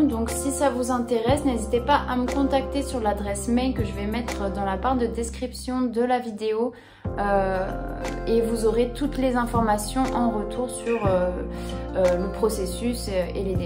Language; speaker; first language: French; native; French